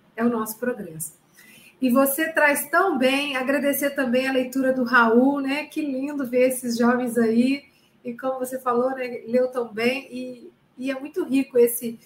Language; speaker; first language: Portuguese; native; Portuguese